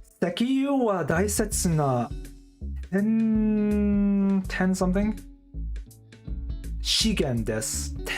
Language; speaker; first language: Japanese; non-native, learner; English